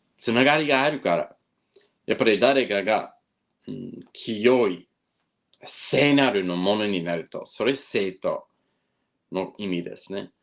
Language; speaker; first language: Japanese; non-native, fluent; English